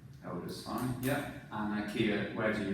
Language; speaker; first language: English; non-native, fluent; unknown